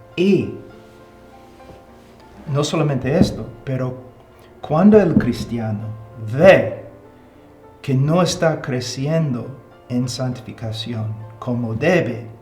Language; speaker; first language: Spanish; non-native, fluent; English